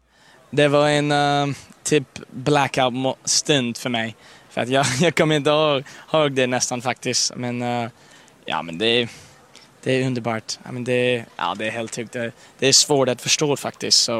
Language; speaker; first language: Swedish; early bilingual, heritage; English